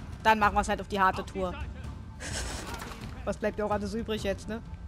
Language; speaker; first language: German; native; German